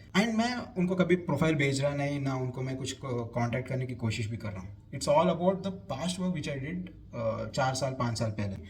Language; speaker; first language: Hindi; non-native, local second language; Telugu